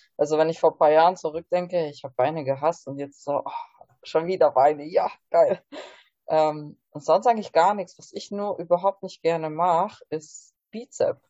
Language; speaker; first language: German; native; German